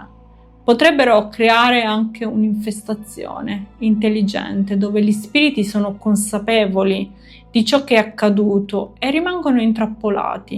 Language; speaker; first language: Italian; native; Italian